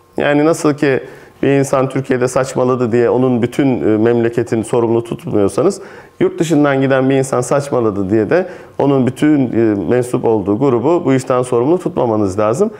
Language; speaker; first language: Turkish; native; Turkish